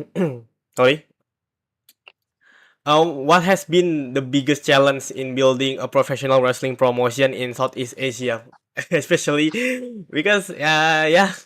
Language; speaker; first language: English; non-native, learner; Indonesian